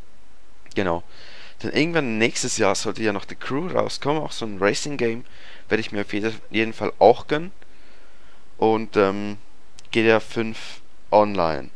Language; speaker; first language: German; native; German